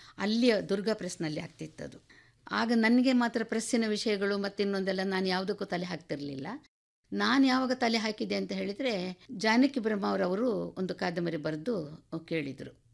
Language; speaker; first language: Kannada; non-native, local second language; Tulu